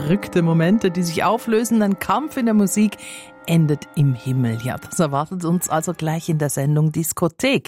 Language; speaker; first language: German; native; German